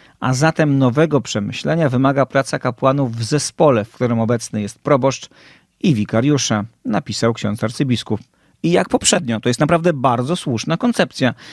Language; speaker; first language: Polish; native; Polish